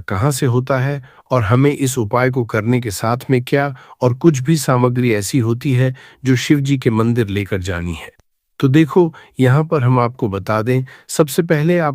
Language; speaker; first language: Hindi; native; Hindi